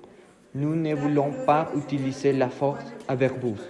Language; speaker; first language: French; non-native, learner; Spanish